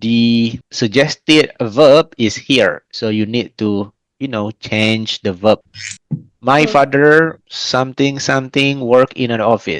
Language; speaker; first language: English; non-native, fluent; Indonesian